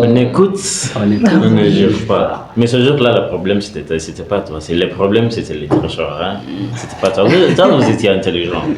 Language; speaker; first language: French; non-native, learner; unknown